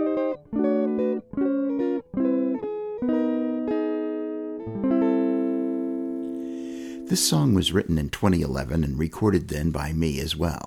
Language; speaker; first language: English; native; English